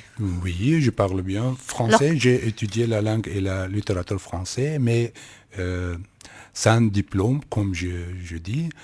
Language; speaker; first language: French; non-native, learner; Kurdish